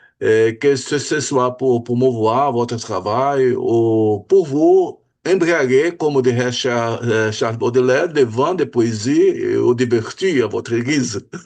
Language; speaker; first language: French; non-native, fluent; Portuguese